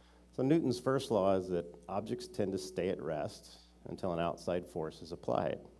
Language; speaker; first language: English; native; English